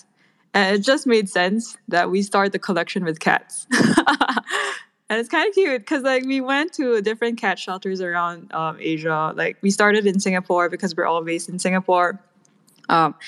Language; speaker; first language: English; non-native, local second language; Filipino